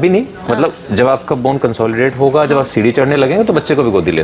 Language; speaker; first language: Hindi; native; Hindi